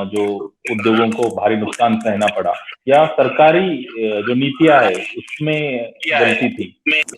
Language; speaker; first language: Hindi; non-native, local second language; Marathi